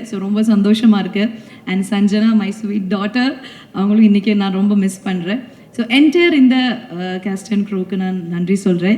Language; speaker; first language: Tamil; non-native, fluent; Malayalam